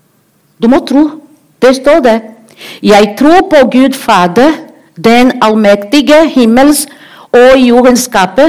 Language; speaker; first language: Norwegian; non-native, learner; Portuguese